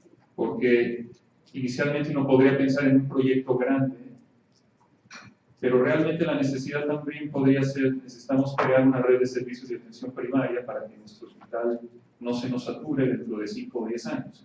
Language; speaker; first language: Spanish; native; Spanish